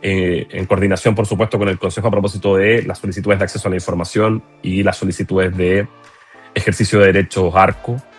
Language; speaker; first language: Spanish; native; Spanish